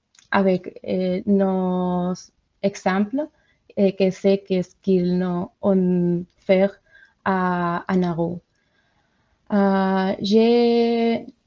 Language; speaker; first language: French; non-native, learner; Spanish